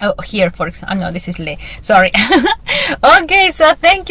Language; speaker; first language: English; non-native, fluent; Spanish